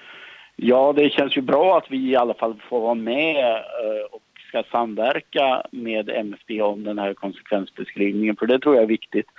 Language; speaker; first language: Swedish; native; Swedish